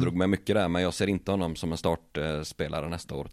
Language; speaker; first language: Swedish; native; Swedish